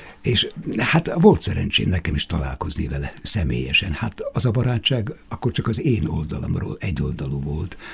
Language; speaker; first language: Hungarian; native; Hungarian